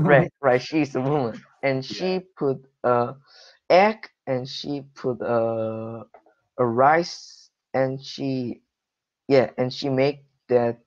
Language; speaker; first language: English; non-native, learner; Korean